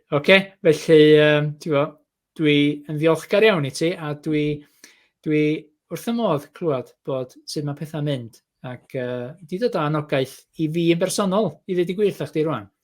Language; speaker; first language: Welsh; native; Welsh